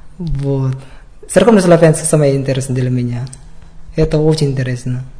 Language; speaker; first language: Russian; non-native, learner; Indonesian